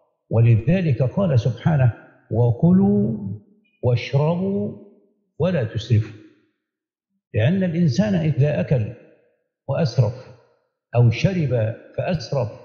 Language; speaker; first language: Arabic; native; Arabic